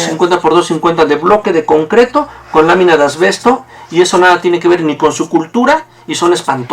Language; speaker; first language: Spanish; native; Spanish